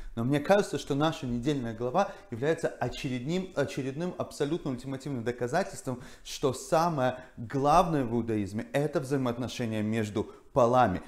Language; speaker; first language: Russian; native; Russian